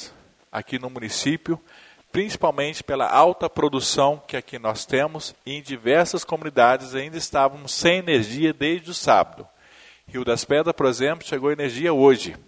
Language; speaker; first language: Portuguese; native; Portuguese